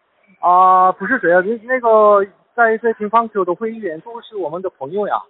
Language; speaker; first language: Chinese; non-native, learner; Korean